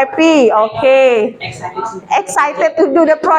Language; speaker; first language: English; non-native, fluent; Indonesian